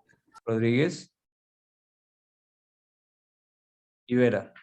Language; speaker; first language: Spanish; native; Spanish